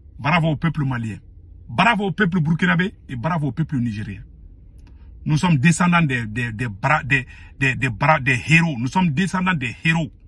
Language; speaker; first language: French; non-native, local second language; Bambara